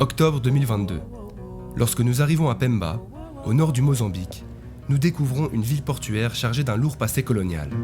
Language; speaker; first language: French; native; French